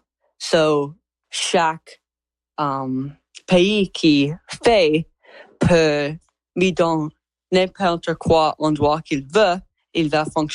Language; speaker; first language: French; non-native, learner; English